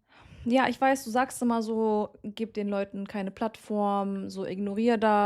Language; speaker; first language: German; native; German